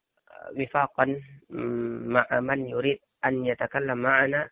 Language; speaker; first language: Arabic; non-native, learner; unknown